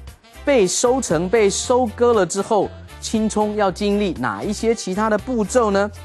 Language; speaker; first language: Chinese; native; Chinese